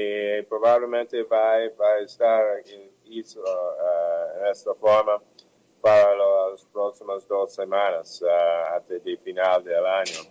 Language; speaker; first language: Portuguese; non-native, fluent; English